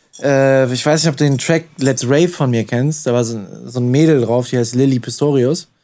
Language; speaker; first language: German; native; German